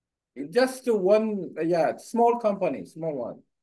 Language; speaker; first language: English; non-native, learner; Korean